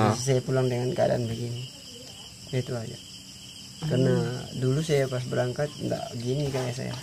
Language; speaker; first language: Indonesian; native; Indonesian